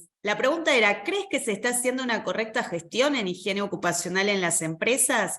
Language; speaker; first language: Spanish; native; Spanish